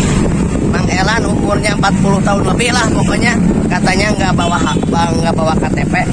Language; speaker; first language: Indonesian; non-native, local second language; Sundanese